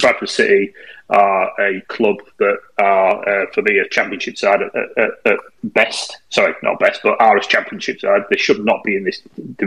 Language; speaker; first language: English; native; English